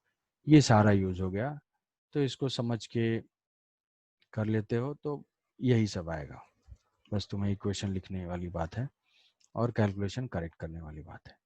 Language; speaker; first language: Hindi; native; Hindi